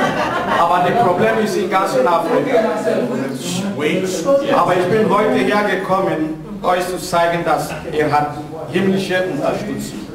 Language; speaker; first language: German; non-native, learner; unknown